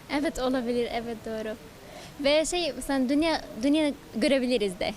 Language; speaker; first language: Turkish; non-native, learner; Arabic